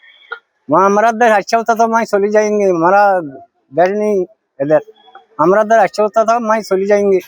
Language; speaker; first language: Hindi; non-native, learner; Rohingya